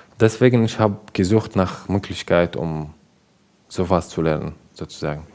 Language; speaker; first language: German; non-native, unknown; Arabic